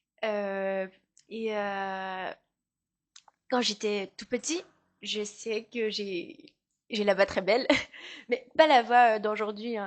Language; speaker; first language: French; non-native, learner; Chinese